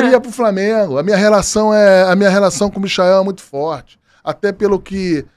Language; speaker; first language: Portuguese; native; Portuguese